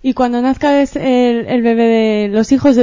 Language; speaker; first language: Spanish; native; Spanish